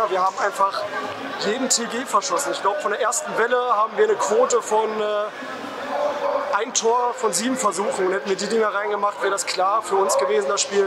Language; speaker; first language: German; native; German